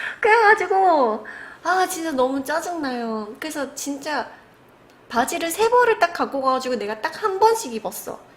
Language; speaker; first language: Korean; native; Korean